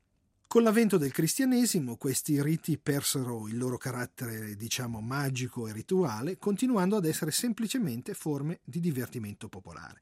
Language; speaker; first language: Italian; native; Italian